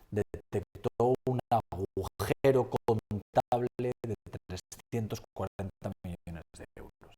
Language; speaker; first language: Spanish; native; Spanish